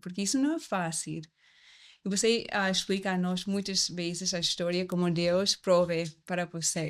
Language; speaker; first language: Portuguese; non-native, learner; English